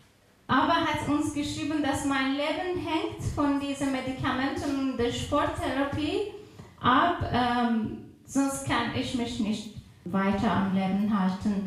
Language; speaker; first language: German; non-native, fluent; Persian